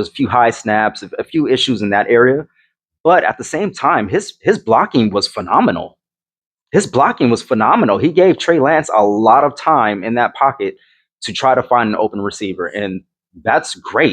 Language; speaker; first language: English; native; English